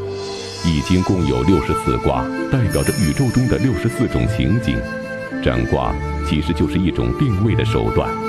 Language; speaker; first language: Chinese; native; Chinese